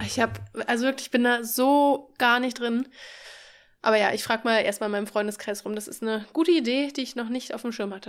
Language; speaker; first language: German; native; German